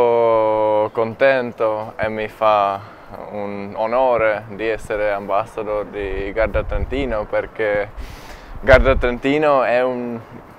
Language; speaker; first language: Italian; non-native, fluent; Czech